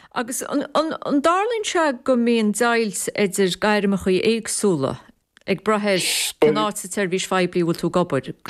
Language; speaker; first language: Irish; native; Irish